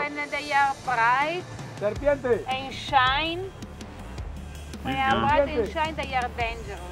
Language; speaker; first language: English; non-native, learner; Italian